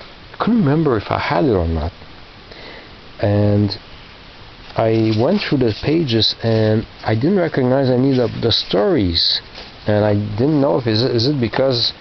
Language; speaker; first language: English; non-native, local second language; French